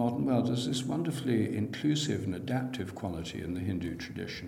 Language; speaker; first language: English; native; English